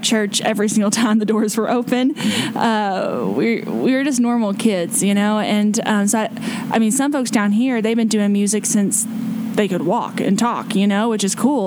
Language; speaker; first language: English; native; English